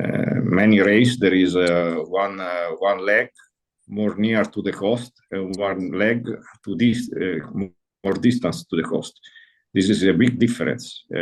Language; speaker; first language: English; non-native, learner; Italian